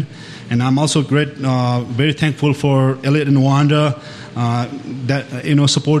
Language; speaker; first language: English; non-native, local second language; Sherpa